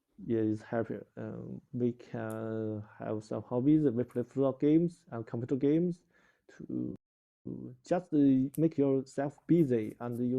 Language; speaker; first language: English; non-native, learner; Chinese